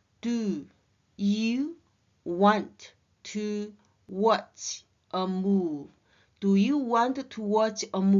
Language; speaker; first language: English; non-native, learner; Chinese